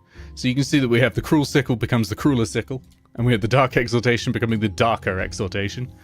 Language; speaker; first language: English; native; English